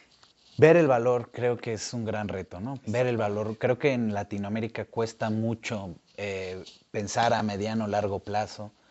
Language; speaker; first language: Spanish; native; Spanish